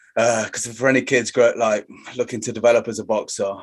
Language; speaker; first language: English; native; English